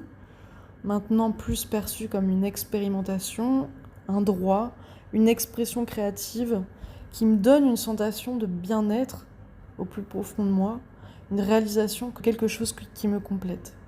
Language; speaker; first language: French; native; French